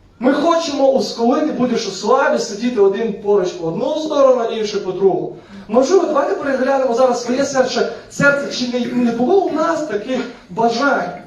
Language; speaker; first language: Ukrainian; non-native, local second language; Russian